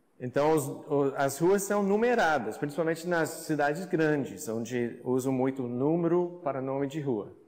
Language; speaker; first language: Portuguese; non-native, fluent; English